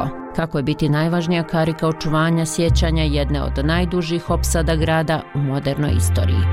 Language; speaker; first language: Croatian; native; Croatian